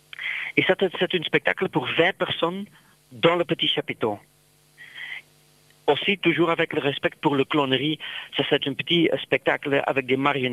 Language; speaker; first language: French; non-native, local second language; Dutch